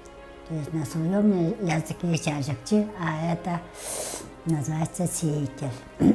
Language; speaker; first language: Russian; non-native, local second language; Tuvinian